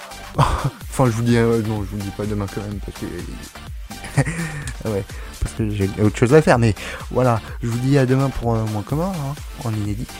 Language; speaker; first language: French; native; French